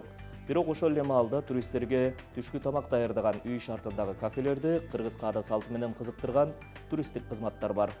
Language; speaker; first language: Kyrgyz; native; Kyrgyz